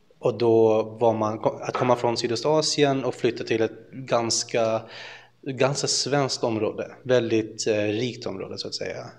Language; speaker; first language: Swedish; early bilingual, other home language; Filipino